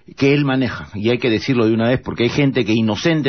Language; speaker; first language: Spanish; native; Spanish